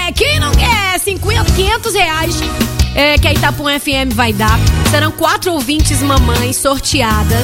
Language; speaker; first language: Portuguese; native; Portuguese